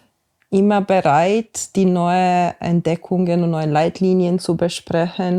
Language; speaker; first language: German; non-native, fluent; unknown